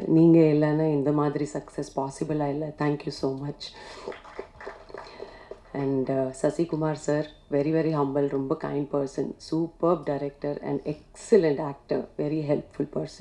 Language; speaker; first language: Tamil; non-native, fluent; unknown